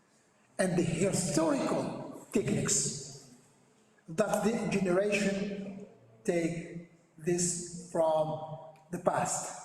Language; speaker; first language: English; non-native, learner; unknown